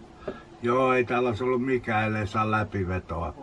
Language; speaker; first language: Finnish; native; Finnish